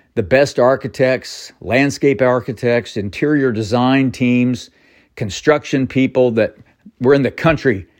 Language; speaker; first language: English; native; English